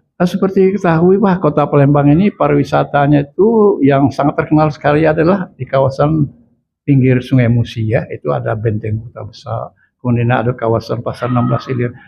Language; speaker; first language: Indonesian; native; Indonesian